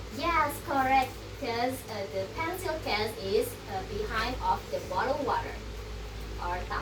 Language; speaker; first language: English; non-native, learner; Indonesian